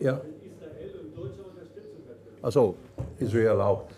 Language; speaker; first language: German; non-native, fluent; English